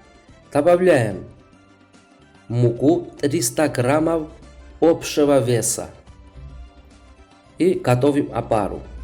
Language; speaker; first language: Russian; non-native, fluent; Georgian